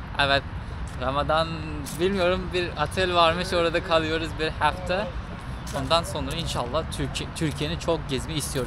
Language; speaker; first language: Turkish; non-native, learner; Uzbek